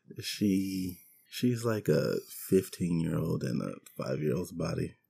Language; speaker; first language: English; native; English